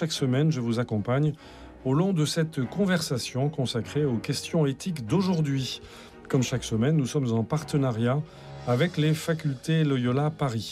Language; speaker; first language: French; native; French